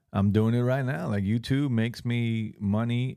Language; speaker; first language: English; native; English